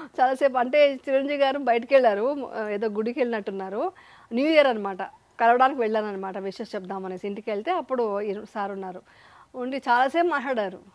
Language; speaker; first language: Telugu; native; Telugu